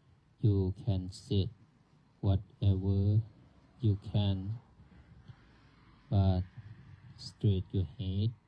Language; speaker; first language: English; non-native, learner; Thai